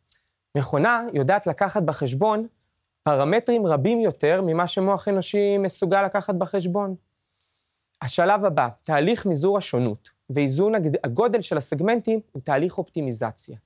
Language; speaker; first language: Hebrew; native; Hebrew